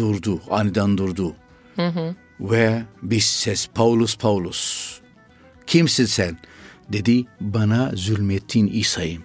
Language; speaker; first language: Turkish; non-native, fluent; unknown